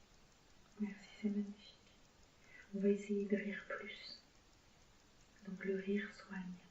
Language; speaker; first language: French; native; French